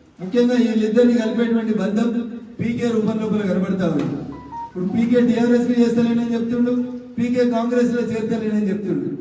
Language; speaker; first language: Telugu; native; Telugu